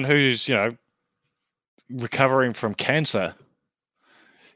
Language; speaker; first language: English; native; English